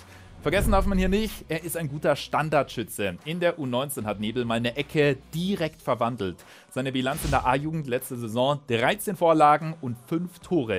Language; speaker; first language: German; native; German